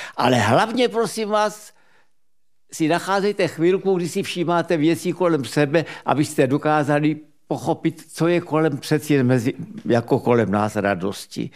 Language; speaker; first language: Czech; native; Czech